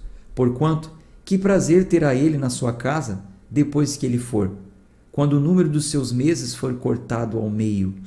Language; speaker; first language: Portuguese; native; Portuguese